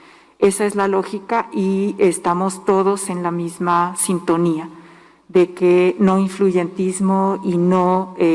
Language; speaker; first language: Spanish; native; Spanish